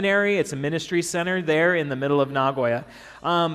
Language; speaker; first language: English; native; English